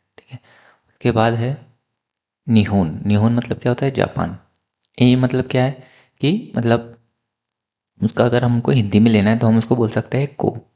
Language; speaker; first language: Hindi; native; Hindi